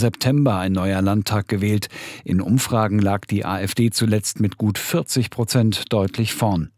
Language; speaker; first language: German; native; German